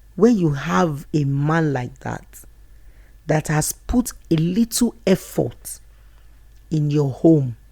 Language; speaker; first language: English; non-native, local second language; Yoruba